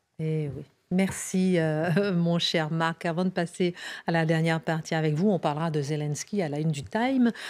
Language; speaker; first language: French; native; French